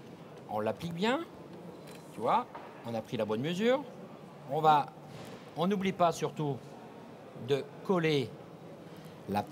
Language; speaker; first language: French; native; French